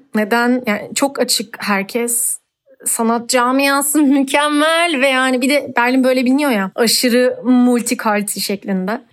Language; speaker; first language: Turkish; native; Turkish